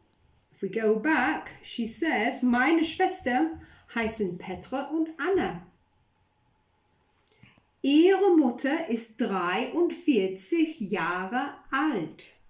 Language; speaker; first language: German; non-native, fluent; English